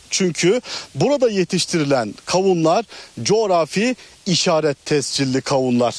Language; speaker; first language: Turkish; native; Turkish